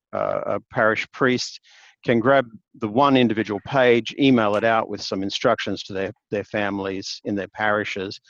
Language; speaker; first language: English; native; English